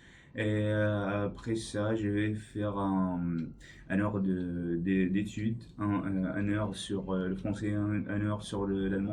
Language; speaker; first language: French; non-native, learner; English